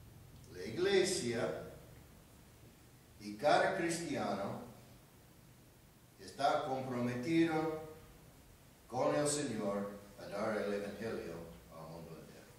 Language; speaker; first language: Spanish; non-native, fluent; English